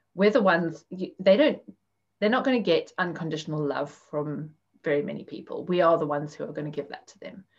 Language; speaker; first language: English; native; English